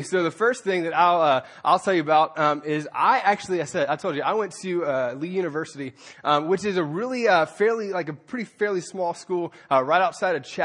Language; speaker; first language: English; native; English